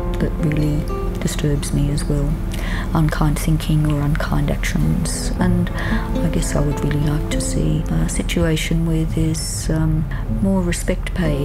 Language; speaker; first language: English; native; English